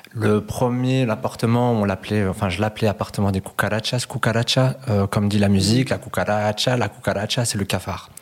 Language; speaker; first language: French; early bilingual, other home language; Spanish